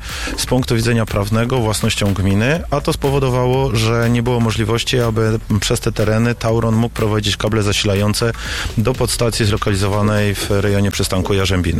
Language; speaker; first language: Polish; native; Polish